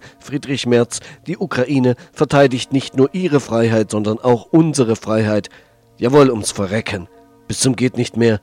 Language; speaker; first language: German; native; German